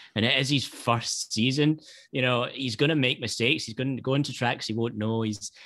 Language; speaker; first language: English; native; English